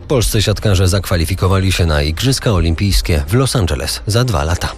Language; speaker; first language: Polish; native; Polish